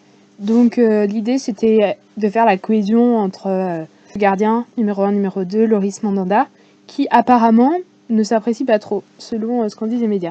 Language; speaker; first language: French; native; French